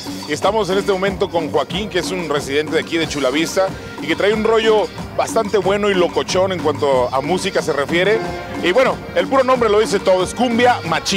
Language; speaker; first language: Spanish; native; Spanish